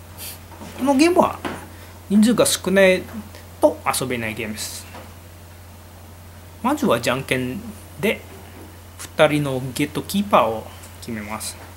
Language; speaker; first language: Japanese; non-native, learner; Indonesian